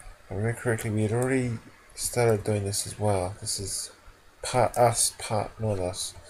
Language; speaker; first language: English; native; English